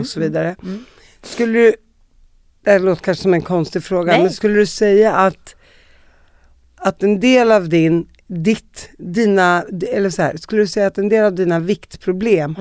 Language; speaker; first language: Swedish; native; Swedish